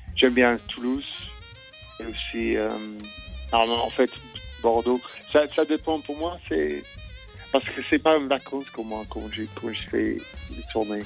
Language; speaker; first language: French; non-native, fluent; English